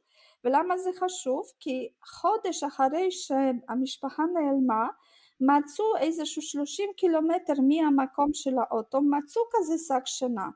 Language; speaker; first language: Hebrew; non-native, fluent; Russian